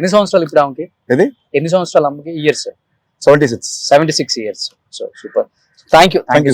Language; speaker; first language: Telugu; native; Telugu